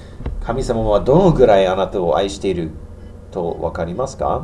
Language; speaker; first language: Japanese; non-native, learner; English